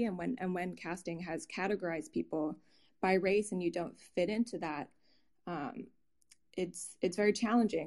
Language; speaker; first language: English; native; English